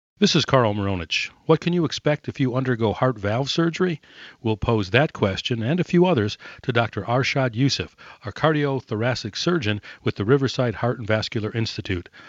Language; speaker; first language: English; native; English